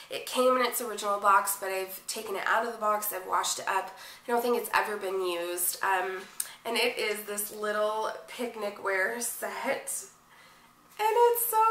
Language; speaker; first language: English; native; English